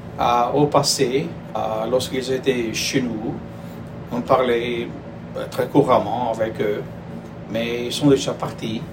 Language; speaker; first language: French; non-native, fluent; Spanish